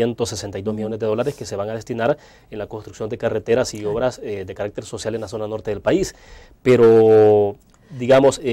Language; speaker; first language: Spanish; native; Spanish